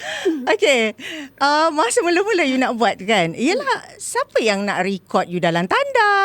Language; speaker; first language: Malay; native; Malay